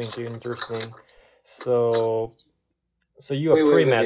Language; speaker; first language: English; non-native, learner; Japanese